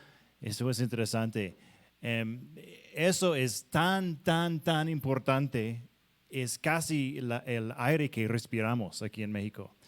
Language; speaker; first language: Spanish; non-native, fluent; English